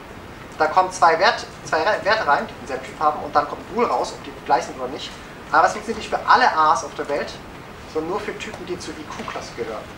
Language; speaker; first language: German; native; German